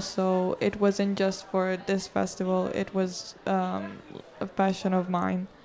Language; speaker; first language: English; non-native, fluent; Italian